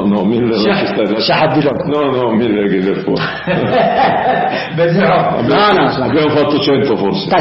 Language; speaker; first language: Italian; early bilingual, heritage; Italian